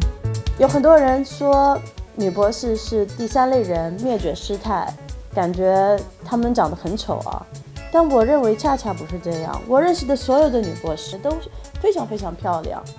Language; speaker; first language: Chinese; non-native, fluent; Somali